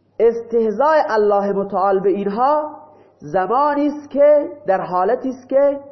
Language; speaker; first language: Persian; non-native, local second language; Baluchi